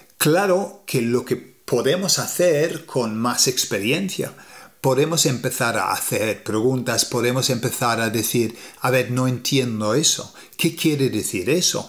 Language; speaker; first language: Spanish; native; Spanish